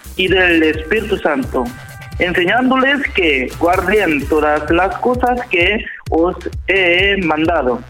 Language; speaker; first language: Spanish; non-native, learner; Korean